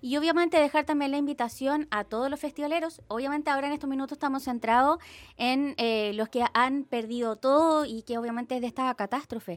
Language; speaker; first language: Spanish; native; Spanish